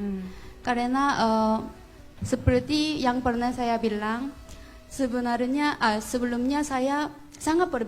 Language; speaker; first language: Indonesian; non-native, fluent; Korean